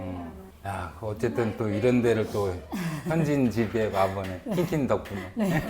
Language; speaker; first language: Korean; native; Korean